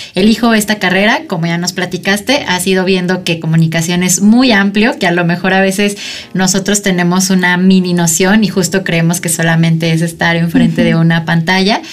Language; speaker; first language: Spanish; native; Spanish